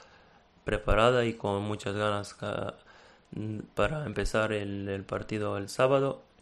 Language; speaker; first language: Spanish; non-native, fluent; Serbian